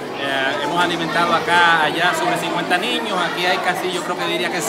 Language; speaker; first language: Spanish; native; Spanish